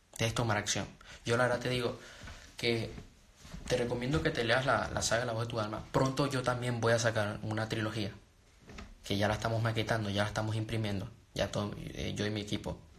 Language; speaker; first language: Spanish; native; Spanish